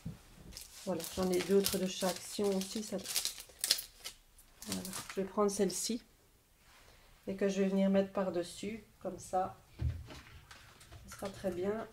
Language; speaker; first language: French; native; French